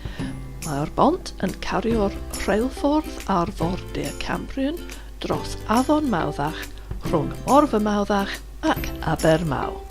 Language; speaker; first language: Welsh; non-native, fluent; English